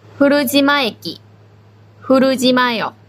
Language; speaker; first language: Japanese; non-native, fluent; Korean